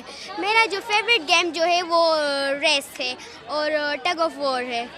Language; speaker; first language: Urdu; non-native, local second language; Pashto